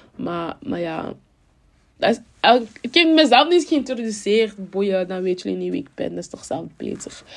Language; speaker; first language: Dutch; early bilingual, other home language; French